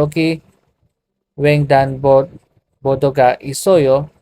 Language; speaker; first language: Korean; non-native, learner; Filipino